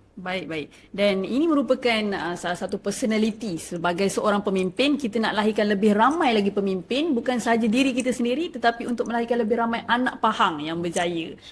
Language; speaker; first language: Malay; native; Malay